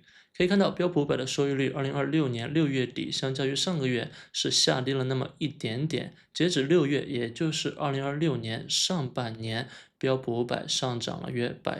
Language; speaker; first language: Chinese; native; Chinese